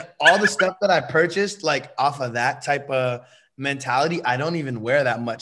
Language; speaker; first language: English; native; English